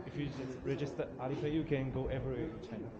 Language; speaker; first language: English; non-native, learner; Chinese